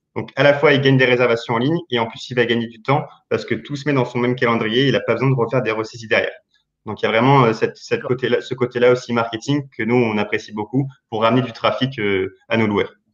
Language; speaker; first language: French; native; French